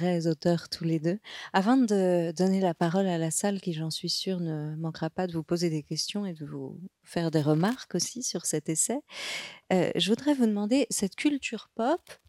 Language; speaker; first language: French; native; French